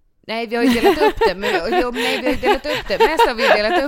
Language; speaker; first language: Swedish; native; Swedish